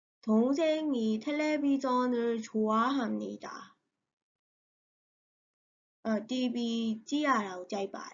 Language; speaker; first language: Korean; non-native, fluent; Burmese